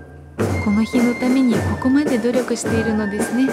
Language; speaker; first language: Japanese; non-native, fluent; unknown